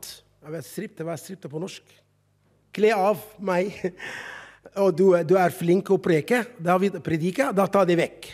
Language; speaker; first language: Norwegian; non-native, fluent; Arabic